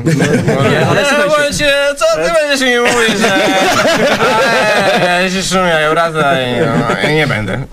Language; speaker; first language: Polish; non-native, learner; English